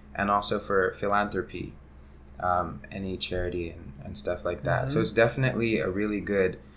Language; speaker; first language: English; early bilingual, other home language; Hindi